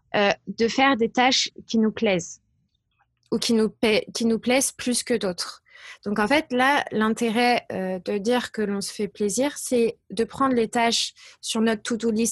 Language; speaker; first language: French; native; French